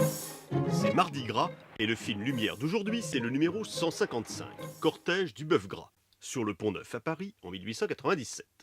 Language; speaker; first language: French; native; French